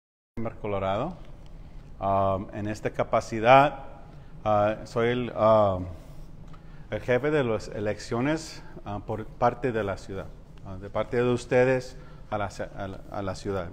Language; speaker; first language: Spanish; early bilingual, heritage; Spanish